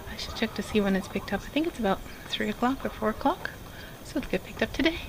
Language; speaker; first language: English; native; English